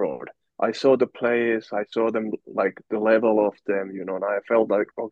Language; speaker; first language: English; non-native, fluent; Finnish